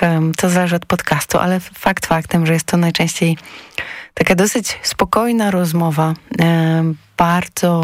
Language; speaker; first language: Polish; native; Polish